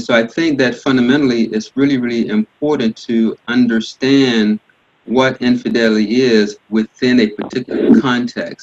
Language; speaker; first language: English; native; English